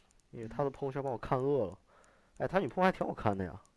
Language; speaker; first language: Chinese; native; Chinese